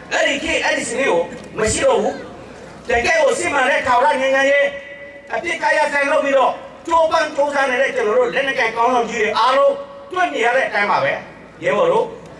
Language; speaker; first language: Burmese; non-native, local second language; S'gaw Karen